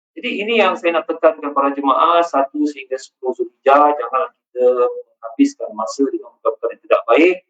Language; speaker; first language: Malay; native; Malay